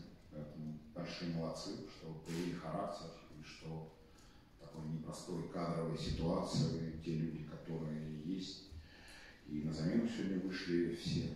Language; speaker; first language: Russian; native; Russian